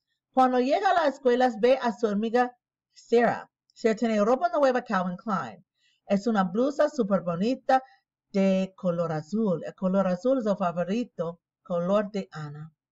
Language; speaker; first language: Spanish; non-native, learner; English